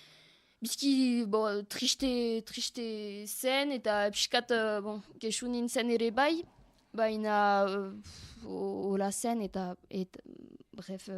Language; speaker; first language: Basque; non-native, learner; French